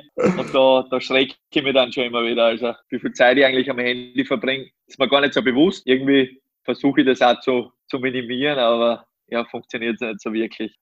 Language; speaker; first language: German; native; German